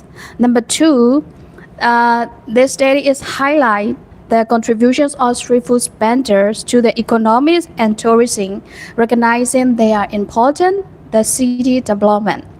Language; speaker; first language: English; non-native, learner; Vietnamese